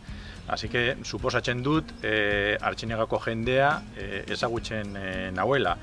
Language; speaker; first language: Basque; non-native, local second language; Spanish